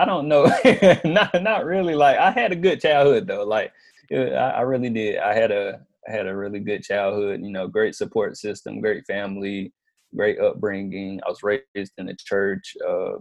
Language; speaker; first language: English; native; English